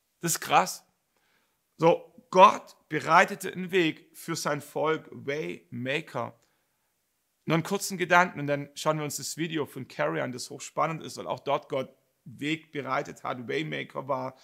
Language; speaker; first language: German; native; German